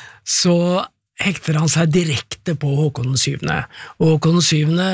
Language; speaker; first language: Norwegian; native; Norwegian